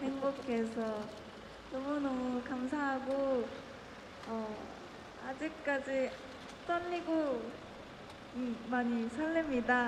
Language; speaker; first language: Korean; non-native, fluent; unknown